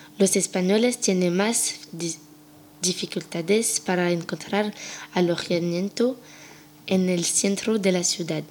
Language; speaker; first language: Spanish; non-native, learner; French